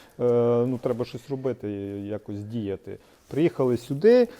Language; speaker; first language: Ukrainian; native; Ukrainian